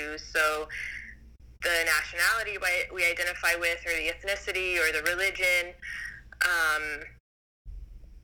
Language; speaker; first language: English; native; English